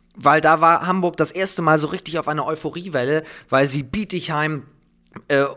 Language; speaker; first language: German; native; German